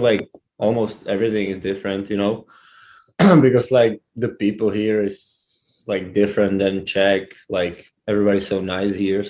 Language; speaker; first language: English; non-native, fluent; Czech